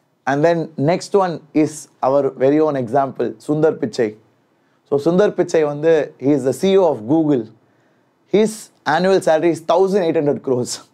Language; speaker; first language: English; non-native, local second language; Tamil